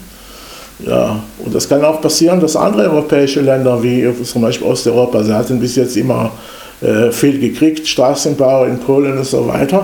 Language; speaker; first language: German; non-native, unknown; Hebrew